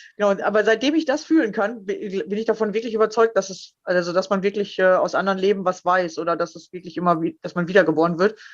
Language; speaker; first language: German; native; German